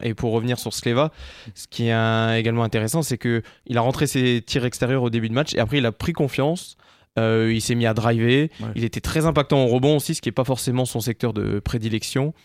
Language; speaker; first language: French; native; French